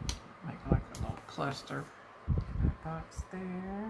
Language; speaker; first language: English; native; English